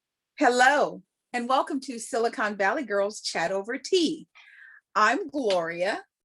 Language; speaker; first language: English; native; English